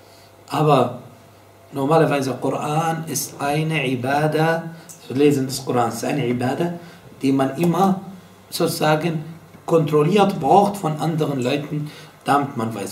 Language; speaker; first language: German; non-native, fluent; Arabic